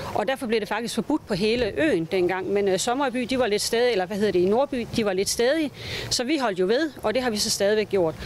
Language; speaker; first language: Danish; native; Danish